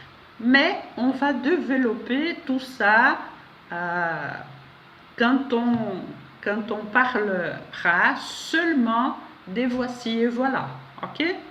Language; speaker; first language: French; non-native, fluent; Portuguese